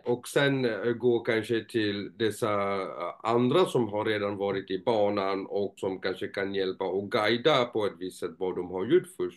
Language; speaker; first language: Swedish; non-native, fluent; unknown